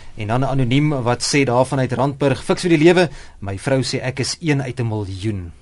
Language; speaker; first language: Afrikaans; native; Afrikaans